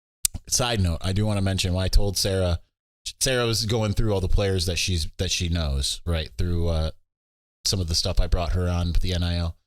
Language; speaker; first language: English; native; English